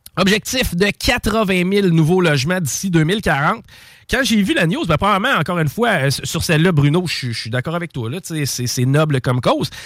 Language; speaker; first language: French; native; French